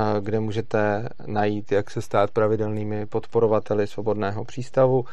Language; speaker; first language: Czech; native; Czech